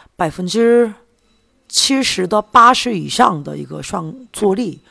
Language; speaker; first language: Chinese; non-native, fluent; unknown